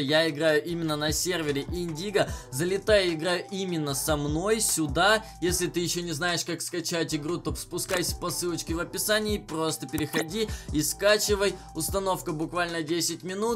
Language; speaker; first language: Russian; native; Russian